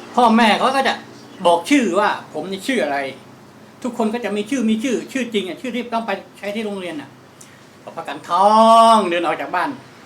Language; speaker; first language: Thai; non-native, local second language; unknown